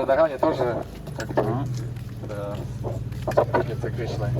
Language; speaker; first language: Russian; native; Russian